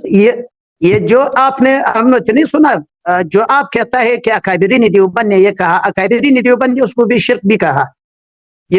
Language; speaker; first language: Hindi; non-native, learner; Pashto